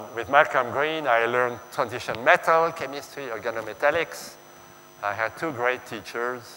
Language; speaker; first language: English; non-native, fluent; French